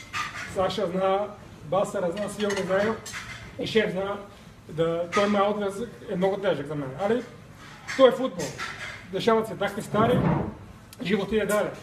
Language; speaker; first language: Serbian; non-native, fluent; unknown